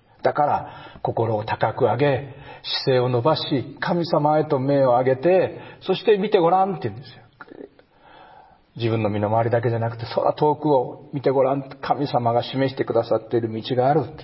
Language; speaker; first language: Japanese; native; Japanese